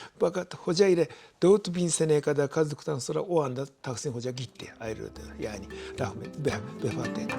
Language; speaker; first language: Turkish; non-native, fluent; Japanese